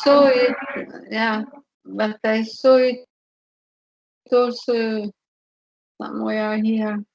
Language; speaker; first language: English; non-native, learner; Italian